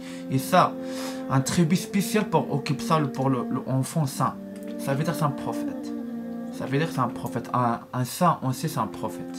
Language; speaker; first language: French; non-native, learner; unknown